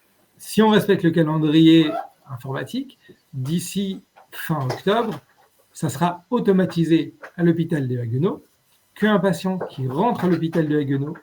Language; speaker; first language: French; native; French